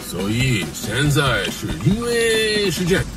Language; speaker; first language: Chinese; non-native, learner; English